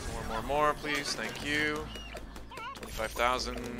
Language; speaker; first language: English; early bilingual, other home language; Polish